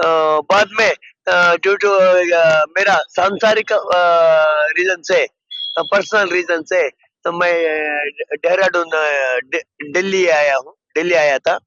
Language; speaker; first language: Hindi; non-native, local second language; Telugu